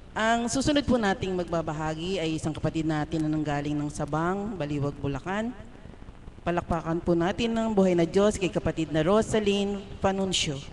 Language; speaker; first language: Filipino; native; Filipino